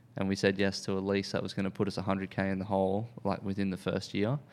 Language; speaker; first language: English; native; English